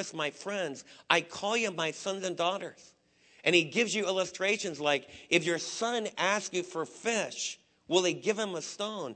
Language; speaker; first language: English; native; English